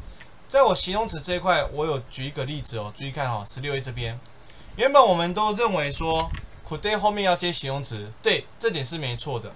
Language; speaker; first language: Chinese; native; Chinese